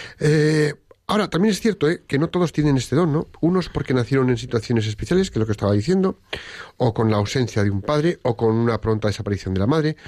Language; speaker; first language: Spanish; native; Spanish